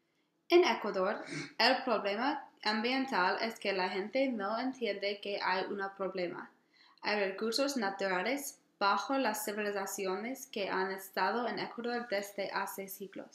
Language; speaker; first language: Spanish; non-native, learner; English